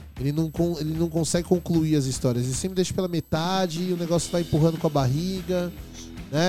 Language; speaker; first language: Portuguese; native; Portuguese